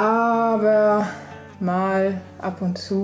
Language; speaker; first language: German; native; German